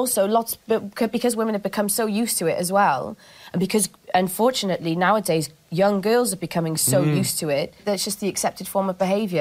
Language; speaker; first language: English; native; English